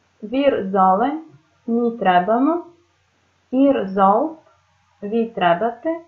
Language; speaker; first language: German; non-native, fluent; Serbian